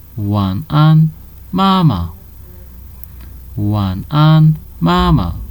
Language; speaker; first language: Chinese; non-native, fluent; Nepali